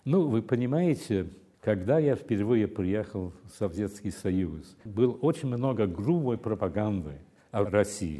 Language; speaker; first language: Russian; non-native, fluent; English